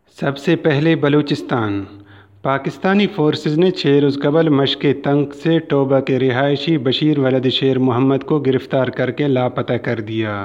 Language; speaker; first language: Urdu; non-native, local second language; Baluchi